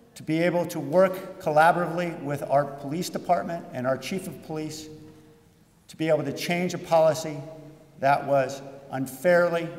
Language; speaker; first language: English; native; English